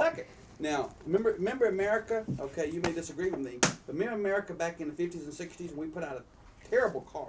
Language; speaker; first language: English; native; English